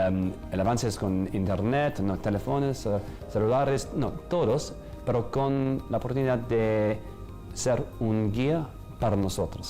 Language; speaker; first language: Spanish; non-native, fluent; English